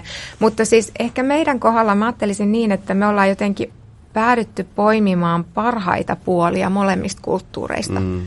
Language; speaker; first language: Finnish; native; Finnish